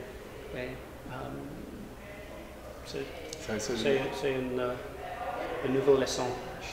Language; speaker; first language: French; non-native, learner; English